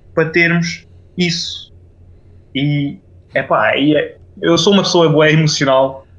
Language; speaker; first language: Portuguese; non-native, fluent; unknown